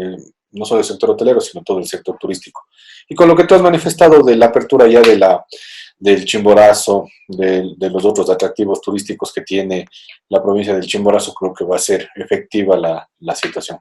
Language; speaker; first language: Spanish; native; Spanish